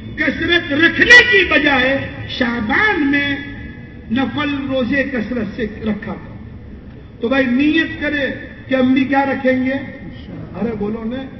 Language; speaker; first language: Urdu; non-native, local second language; Gujarati